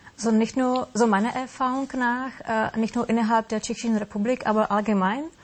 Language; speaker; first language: German; non-native, fluent; Czech